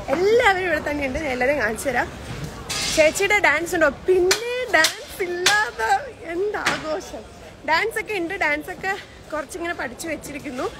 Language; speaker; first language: Malayalam; native; Malayalam